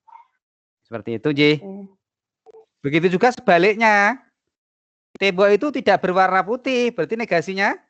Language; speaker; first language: Indonesian; non-native, local second language; Javanese